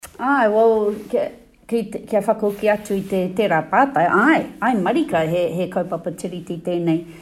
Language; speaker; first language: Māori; non-native, local second language; English